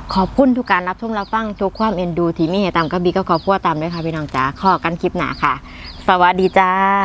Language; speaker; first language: Thai; native; Thai